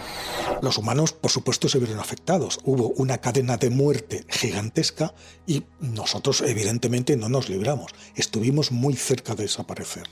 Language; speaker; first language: Spanish; native; Spanish